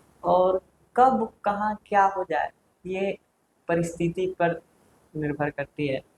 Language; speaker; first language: Hindi; native; Hindi